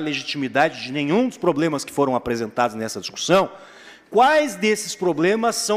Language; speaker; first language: Portuguese; native; Portuguese